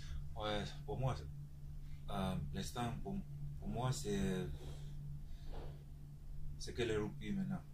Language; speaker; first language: French; non-native, learner; Tongan